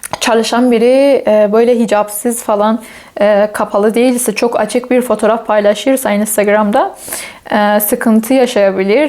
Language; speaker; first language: Turkish; non-native, fluent; Persian